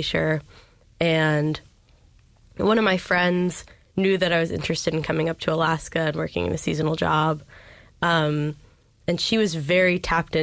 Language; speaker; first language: English; native; English